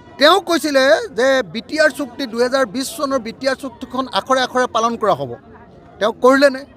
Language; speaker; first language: Assamese; non-native, local second language; Bangla